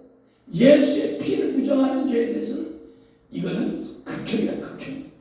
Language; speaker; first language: Korean; native; Korean